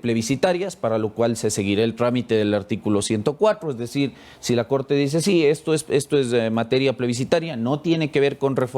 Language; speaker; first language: Spanish; native; Spanish